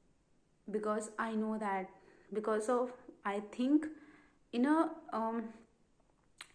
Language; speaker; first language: English; non-native, learner; Hindi